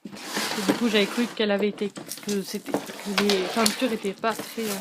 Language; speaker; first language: French; native; French